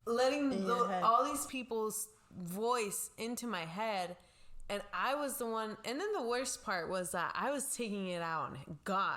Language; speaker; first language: English; non-native, local second language; Spanish